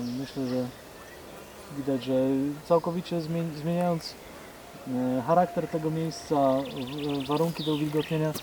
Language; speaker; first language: Polish; native; Polish